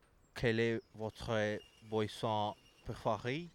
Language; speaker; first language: French; non-native, learner; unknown